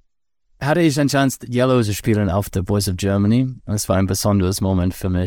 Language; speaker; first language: German; non-native, learner; English